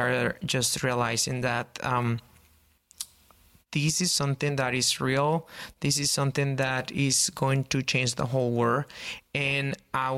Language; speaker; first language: English; non-native, fluent; Spanish